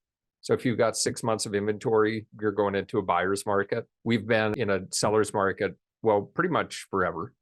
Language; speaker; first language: English; native; English